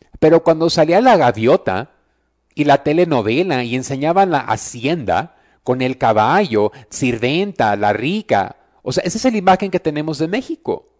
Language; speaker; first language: Spanish; early bilingual, heritage; Spanish